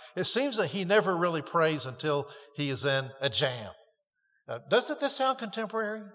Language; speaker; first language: English; native; English